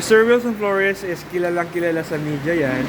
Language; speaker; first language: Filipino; native; Filipino